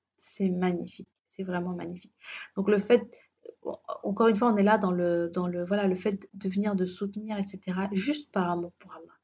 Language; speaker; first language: French; early bilingual, other home language; Arabic